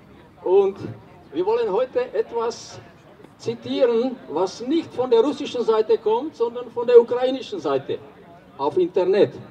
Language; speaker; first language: German; non-native, fluent; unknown